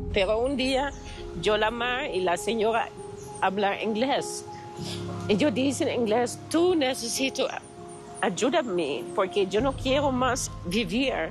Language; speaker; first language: Spanish; non-native, learner; Dutch